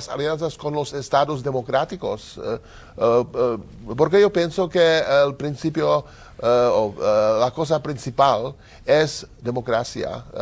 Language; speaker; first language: Spanish; non-native, learner; Czech